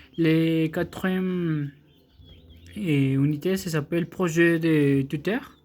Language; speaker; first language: French; non-native, learner; Spanish